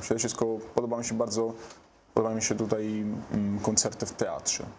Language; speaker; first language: Polish; non-native, learner; Italian